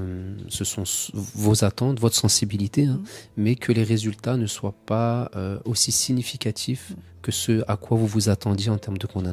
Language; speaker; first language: French; native; French